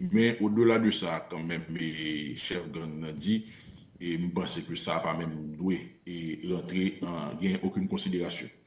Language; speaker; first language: French; non-native, local second language; Haitian Creole